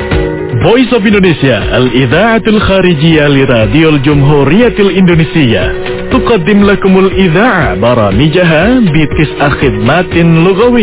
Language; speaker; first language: Arabic; non-native, fluent; Indonesian